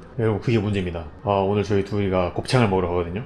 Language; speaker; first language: Korean; native; Korean